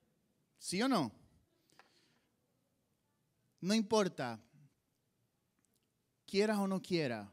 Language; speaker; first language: Spanish; native; Spanish